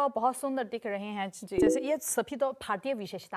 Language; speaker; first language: Hindi; non-native, fluent; Chinese